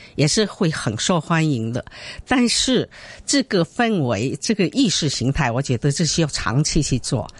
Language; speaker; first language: Chinese; native; Chinese